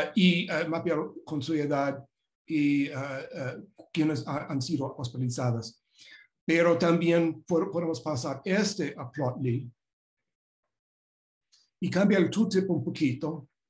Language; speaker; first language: Spanish; non-native, fluent; English